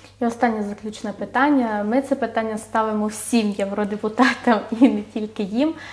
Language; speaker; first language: Ukrainian; native; Ukrainian